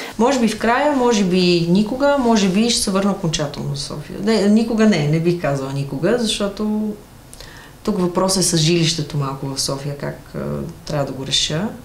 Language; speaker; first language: Bulgarian; early bilingual, other home language; Russian